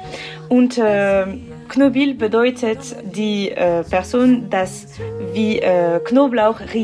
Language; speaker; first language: German; non-native, learner; French